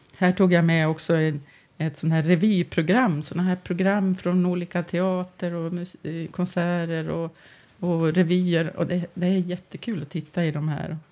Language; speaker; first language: Swedish; native; Swedish